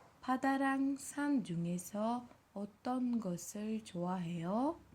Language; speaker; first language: Korean; non-native, fluent; Turkish